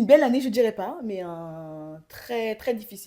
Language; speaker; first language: French; non-native, local second language; Bambara